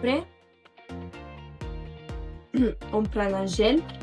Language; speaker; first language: French; non-native, learner; Italian